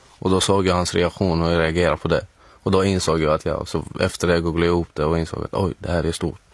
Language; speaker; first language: Swedish; non-native, fluent; Arabic